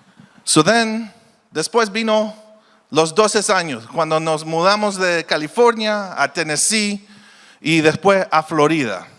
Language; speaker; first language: Spanish; early bilingual, heritage; Spanish